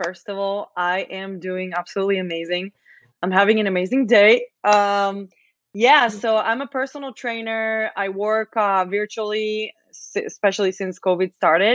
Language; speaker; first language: English; non-native, fluent; Hebrew